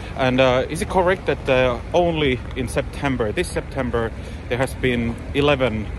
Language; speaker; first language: English; non-native, fluent; Finnish